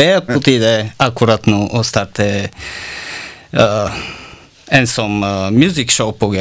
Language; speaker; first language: Norwegian; non-native, learner; Bulgarian